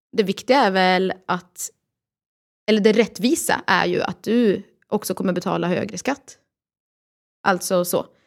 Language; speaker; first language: Swedish; native; Swedish